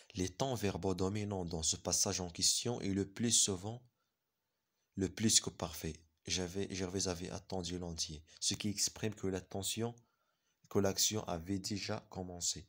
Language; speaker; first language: French; non-native, local second language; Arabic